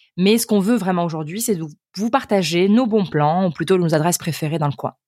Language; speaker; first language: French; native; French